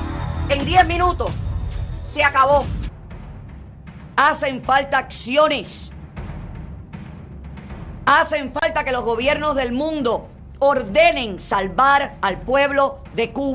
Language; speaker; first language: Spanish; native; Spanish